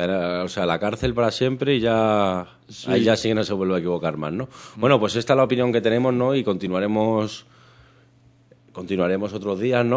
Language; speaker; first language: Spanish; native; Spanish